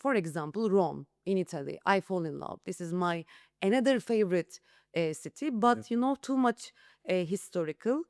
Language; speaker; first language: English; non-native, learner; Turkish